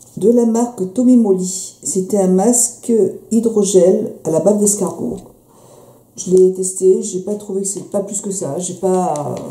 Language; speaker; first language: French; native; French